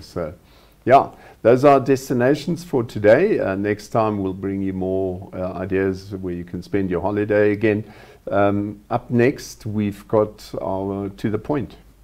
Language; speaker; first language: English; non-native, local second language; German